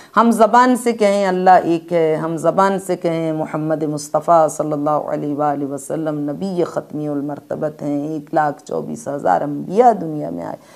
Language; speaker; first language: Urdu; native; Urdu